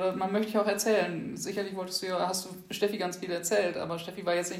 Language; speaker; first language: German; native; German